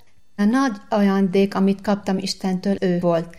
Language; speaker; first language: Hungarian; non-native, learner; Arabic